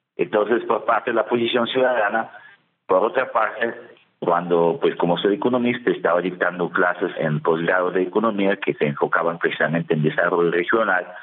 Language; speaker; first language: Spanish; non-native, fluent; Russian